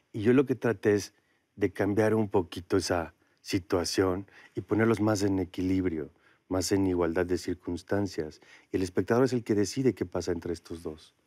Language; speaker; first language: Spanish; native; Spanish